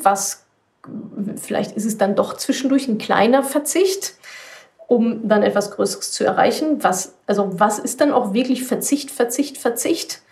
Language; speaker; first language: German; native; German